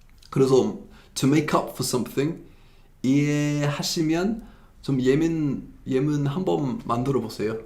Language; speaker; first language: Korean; non-native, fluent; English